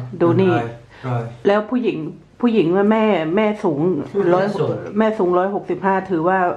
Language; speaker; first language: Thai; native; Thai